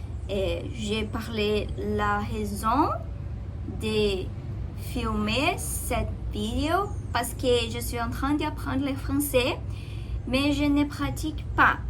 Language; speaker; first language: French; non-native, learner; Portuguese